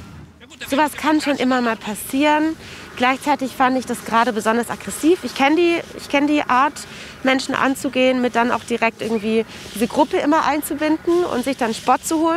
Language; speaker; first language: German; native; German